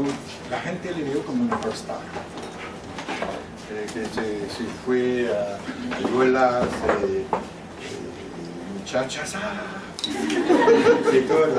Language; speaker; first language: Spanish; non-native, learner; French